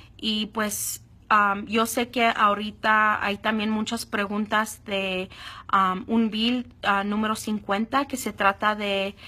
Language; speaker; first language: Spanish; early bilingual, heritage; Spanish